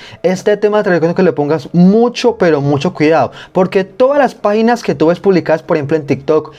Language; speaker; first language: Spanish; native; Spanish